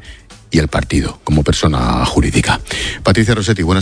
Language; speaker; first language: Spanish; native; Spanish